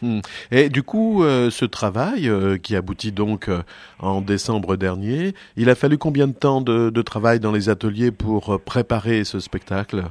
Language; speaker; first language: French; native; French